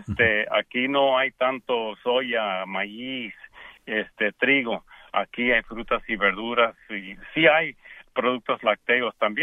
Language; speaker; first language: Spanish; early bilingual, heritage; Spanish